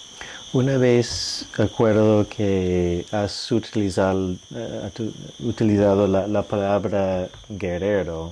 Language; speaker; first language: Spanish; non-native, learner; English